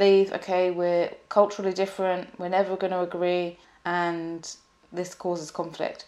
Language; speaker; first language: English; native; English